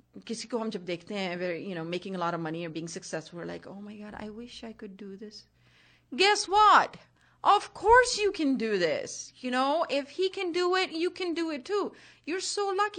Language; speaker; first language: English; non-native, local second language; Hindi